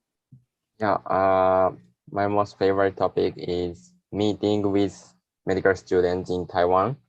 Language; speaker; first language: English; non-native, learner; Japanese